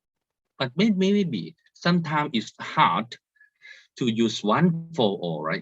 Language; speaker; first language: English; non-native, learner; Thai